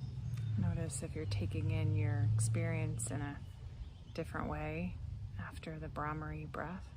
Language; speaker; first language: English; native; English